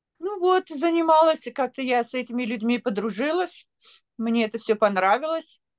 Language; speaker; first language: Russian; native; Russian